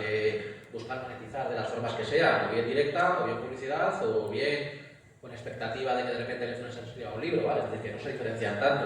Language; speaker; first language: Spanish; native; Spanish